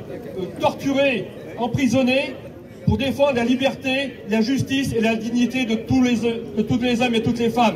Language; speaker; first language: French; native; French